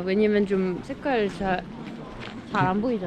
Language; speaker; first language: Korean; non-native, fluent; French